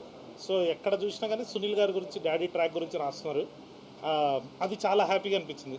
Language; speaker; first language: Telugu; native; Telugu